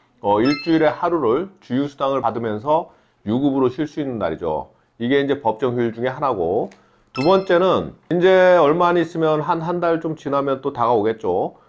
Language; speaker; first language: Korean; native; Korean